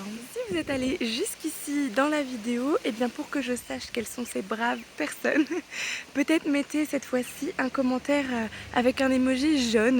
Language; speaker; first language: French; native; French